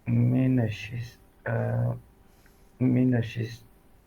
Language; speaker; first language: Persian; non-native, learner; Urdu